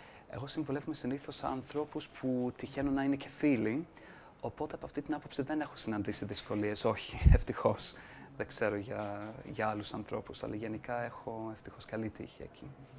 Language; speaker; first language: Greek; non-native, fluent; English